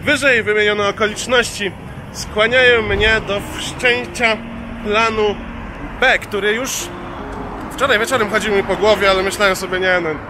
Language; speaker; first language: Polish; native; Polish